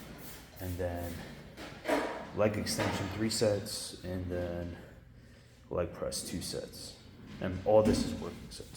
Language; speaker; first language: English; native; English